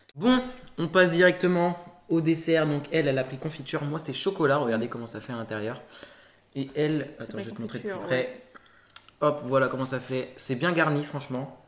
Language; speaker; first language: French; native; French